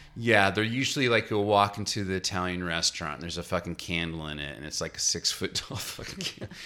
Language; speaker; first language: English; native; English